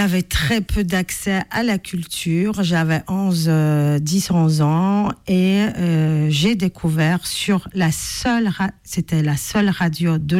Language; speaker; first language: French; non-native, fluent; Polish